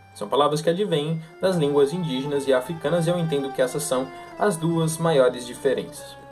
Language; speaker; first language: Portuguese; native; Portuguese